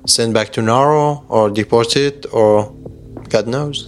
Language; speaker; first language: English; non-native, learner; Persian